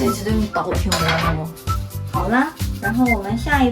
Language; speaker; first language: Chinese; native; Chinese